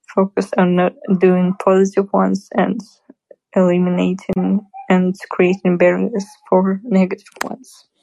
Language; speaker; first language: English; non-native, fluent; Russian